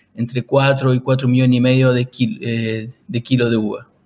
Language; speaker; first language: Spanish; native; Spanish